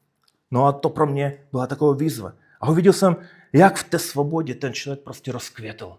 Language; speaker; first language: Czech; non-native, fluent; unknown